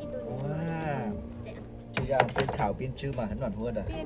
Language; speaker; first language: Chinese; non-native, learner; Vietnamese